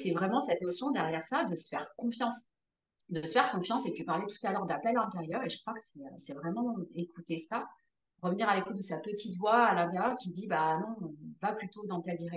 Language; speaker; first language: French; native; French